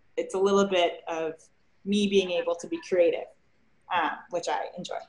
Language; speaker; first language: English; native; English